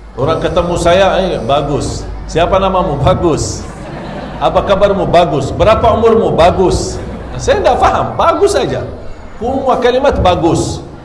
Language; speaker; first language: Malay; non-native, fluent; Arabic